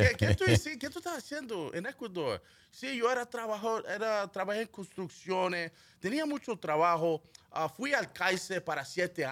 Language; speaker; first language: Spanish; early bilingual, heritage; Spanish